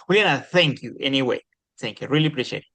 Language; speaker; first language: English; non-native, fluent; Spanish